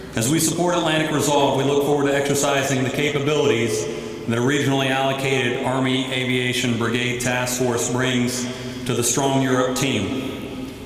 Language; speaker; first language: English; native; English